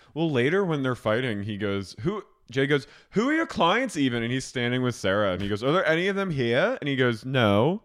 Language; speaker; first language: English; native; English